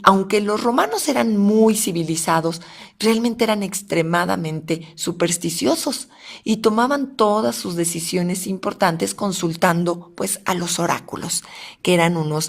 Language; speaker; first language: Spanish; native; Spanish